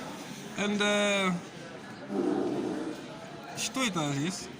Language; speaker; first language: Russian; non-native, learner; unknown